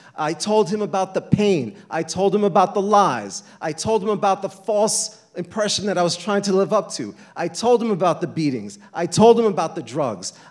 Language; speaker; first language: English; native; English